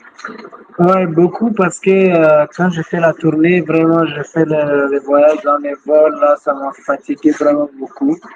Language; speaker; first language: French; non-native, local second language; Tamasheq